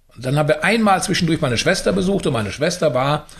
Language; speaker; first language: German; native; German